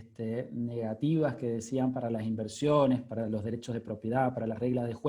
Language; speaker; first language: Spanish; native; Spanish